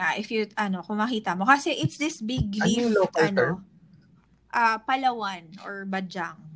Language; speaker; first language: English; non-native, local second language; Hiligaynon